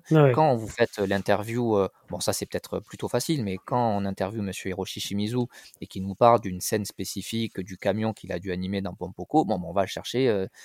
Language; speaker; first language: French; native; French